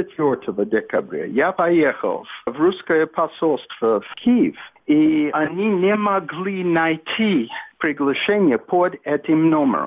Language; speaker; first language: Russian; non-native, fluent; English